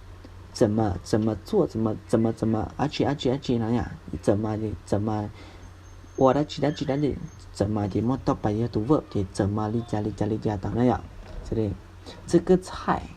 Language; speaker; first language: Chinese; non-native, fluent; Hmong